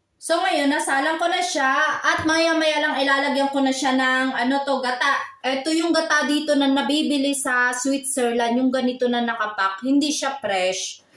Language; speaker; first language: Filipino; native; Filipino